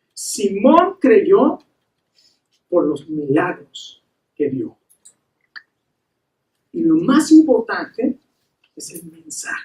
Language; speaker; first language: Spanish; native; Spanish